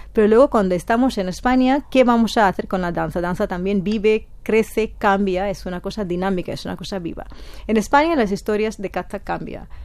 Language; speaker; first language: Spanish; non-native, fluent; Bangla